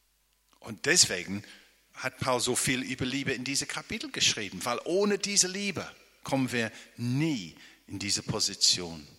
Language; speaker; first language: German; non-native, fluent; English